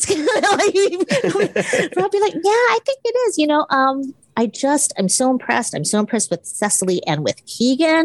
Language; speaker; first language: English; native; English